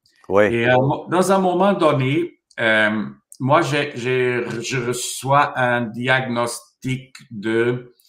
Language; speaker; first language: French; non-native, fluent; Portuguese